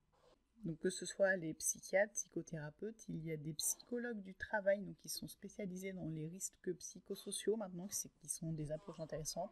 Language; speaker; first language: French; native; French